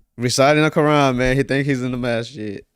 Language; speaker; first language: English; native; English